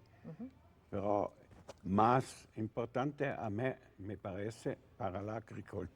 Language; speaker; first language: Spanish; non-native, learner; Italian